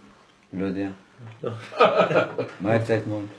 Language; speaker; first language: Hebrew; native; Hebrew